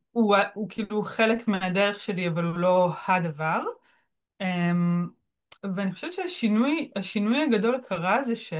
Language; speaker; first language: Hebrew; native; Hebrew